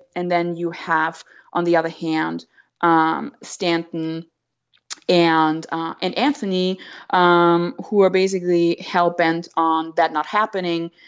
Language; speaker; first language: English; non-native, fluent; German